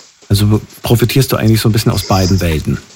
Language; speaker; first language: German; native; German